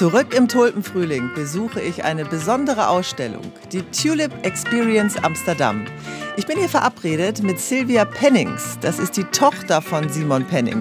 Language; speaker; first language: German; native; German